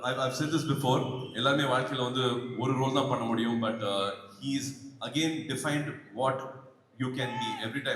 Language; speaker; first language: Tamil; native; Tamil